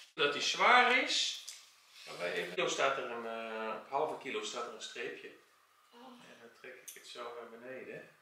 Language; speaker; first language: Dutch; native; Dutch